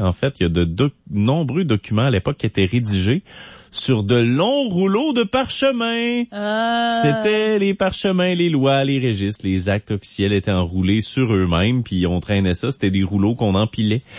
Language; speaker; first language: French; native; French